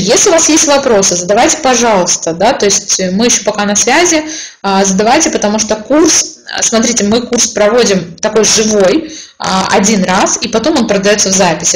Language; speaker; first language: Russian; native; Russian